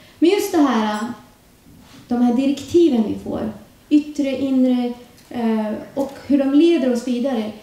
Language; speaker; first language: Swedish; early bilingual, other home language; Urdu